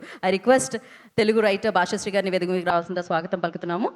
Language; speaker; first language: Telugu; native; Telugu